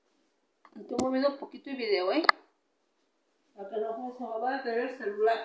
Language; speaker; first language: Spanish; native; Spanish